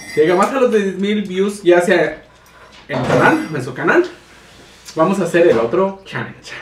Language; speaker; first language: Spanish; native; Spanish